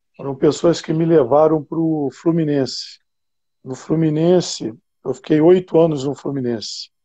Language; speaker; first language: Portuguese; native; Portuguese